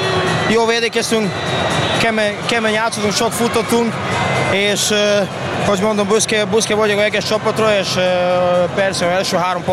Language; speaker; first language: Hungarian; non-native, learner; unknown